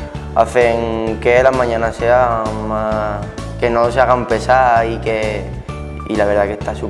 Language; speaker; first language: Spanish; native; Spanish